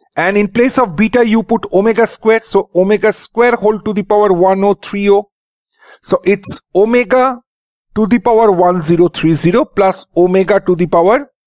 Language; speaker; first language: Hindi; native; Hindi